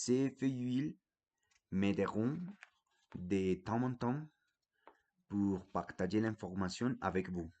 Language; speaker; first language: French; non-native, fluent; Spanish